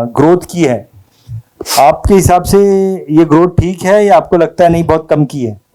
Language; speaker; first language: Hindi; non-native, local second language; Marathi